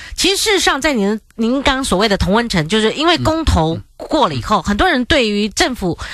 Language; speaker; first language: Chinese; native; Chinese